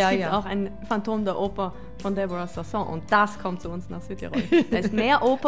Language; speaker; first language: German; native; German